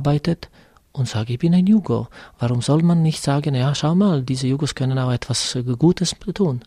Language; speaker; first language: German; non-native, fluent; Serbian